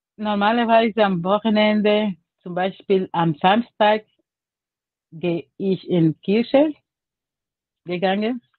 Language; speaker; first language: German; non-native, learner; Portuguese